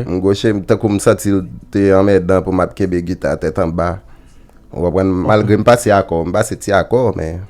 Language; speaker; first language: Haitian Creole; native; Haitian Creole